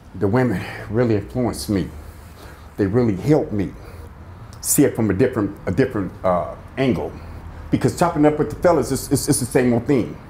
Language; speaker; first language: English; native; English